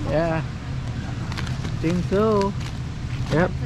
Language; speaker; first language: English; non-native, learner; Iu Mien